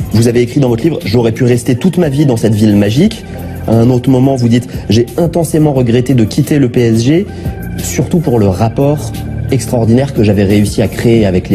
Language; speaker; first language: French; native; French